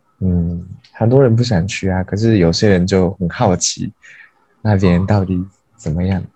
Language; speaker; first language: Chinese; non-native, learner; Japanese